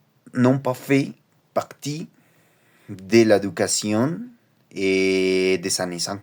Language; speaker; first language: French; non-native, learner; Spanish